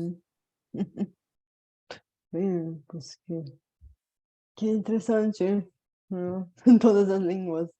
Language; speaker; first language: Portuguese; non-native, fluent; Bulgarian